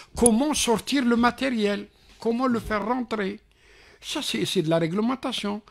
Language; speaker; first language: French; non-native, local second language; Arabic